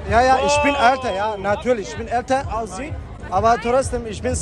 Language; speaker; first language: German; non-native, learner; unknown